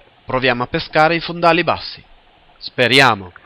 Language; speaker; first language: Italian; native; Italian